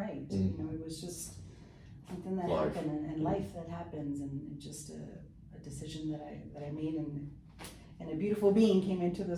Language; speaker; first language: English; early bilingual, other home language; Spanish